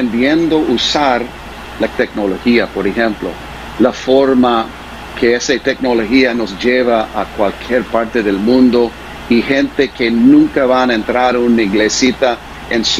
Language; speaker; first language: Spanish; non-native, fluent; English